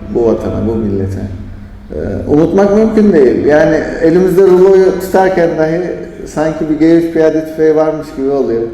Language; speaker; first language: Turkish; native; Turkish